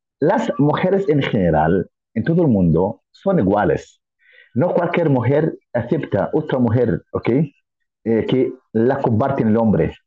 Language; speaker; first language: Spanish; non-native, fluent; Arabic